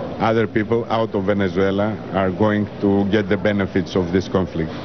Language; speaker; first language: English; non-native, fluent; Greek